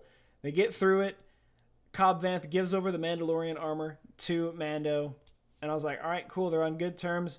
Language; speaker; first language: English; native; English